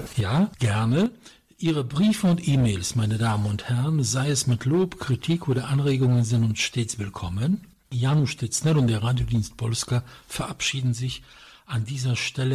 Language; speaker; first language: German; non-native, fluent; Polish